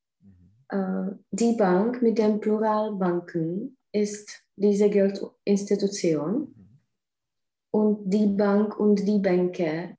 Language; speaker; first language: German; non-native, fluent; Czech